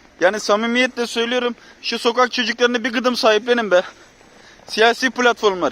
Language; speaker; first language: Turkish; native; Turkish